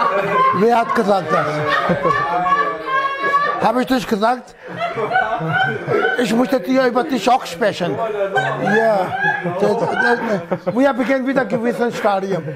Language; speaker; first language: German; non-native, learner; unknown